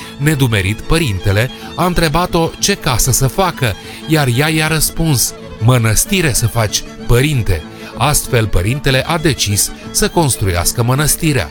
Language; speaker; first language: Romanian; native; Romanian